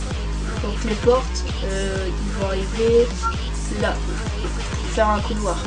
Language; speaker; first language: French; native; French